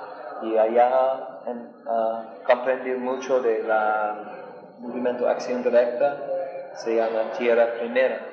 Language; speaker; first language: Spanish; non-native, learner; English